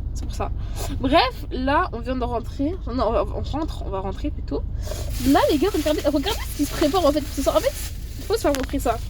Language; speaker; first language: French; native; French